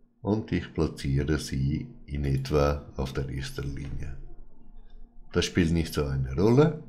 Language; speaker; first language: German; non-native, fluent; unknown